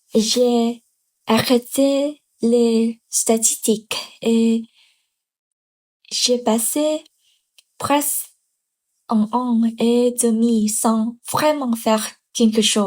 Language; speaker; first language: French; non-native, learner; Vietnamese